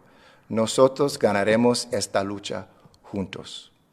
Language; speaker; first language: Spanish; non-native, fluent; English